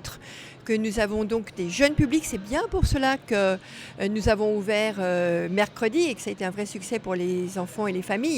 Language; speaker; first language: French; native; French